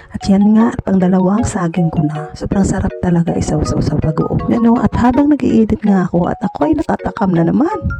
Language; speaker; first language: Filipino; non-native, local second language; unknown